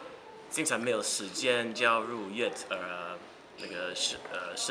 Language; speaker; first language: Chinese; non-native, learner; English